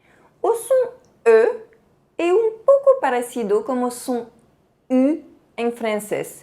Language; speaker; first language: Portuguese; non-native, fluent; French